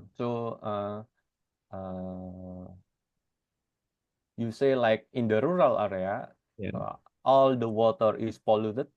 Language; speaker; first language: English; non-native, fluent; Indonesian